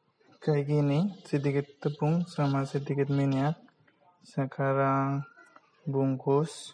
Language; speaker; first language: Indonesian; non-native, fluent; Bangla